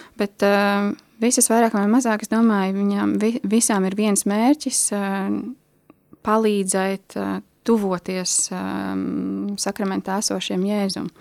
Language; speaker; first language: Latvian; native; Latvian